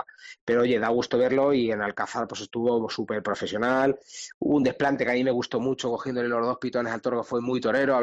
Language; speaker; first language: Spanish; native; Spanish